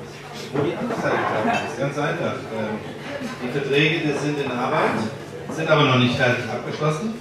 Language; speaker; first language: German; native; German